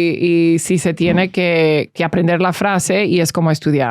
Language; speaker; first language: Spanish; early bilingual, heritage; English